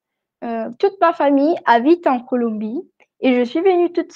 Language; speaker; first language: French; non-native, fluent; Spanish